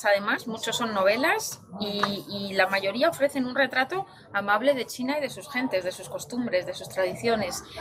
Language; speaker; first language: Spanish; native; Spanish